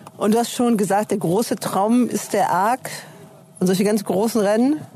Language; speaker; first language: German; native; German